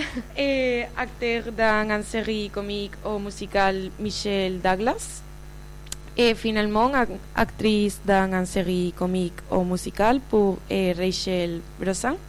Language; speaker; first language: French; non-native, learner; Spanish